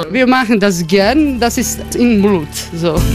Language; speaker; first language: German; non-native, learner; Croatian